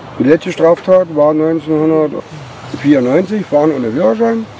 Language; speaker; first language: German; native; German